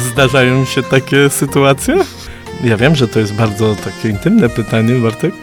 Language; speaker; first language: Polish; native; Polish